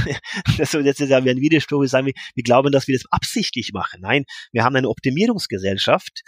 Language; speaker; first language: German; non-native, fluent; Norwegian